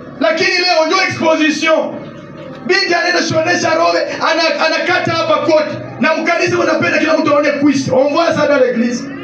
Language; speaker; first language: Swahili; non-native, local second language; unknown